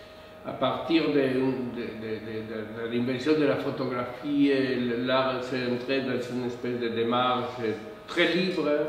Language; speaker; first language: French; non-native, fluent; Spanish